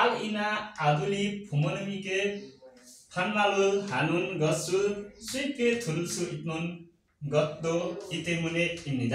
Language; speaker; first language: Korean; non-native, learner; Nepali